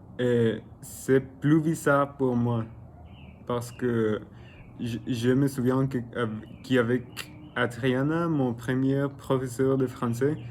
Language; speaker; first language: French; non-native, learner; Spanish